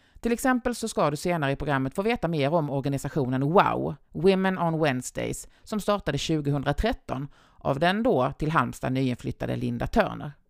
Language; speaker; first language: Swedish; native; Swedish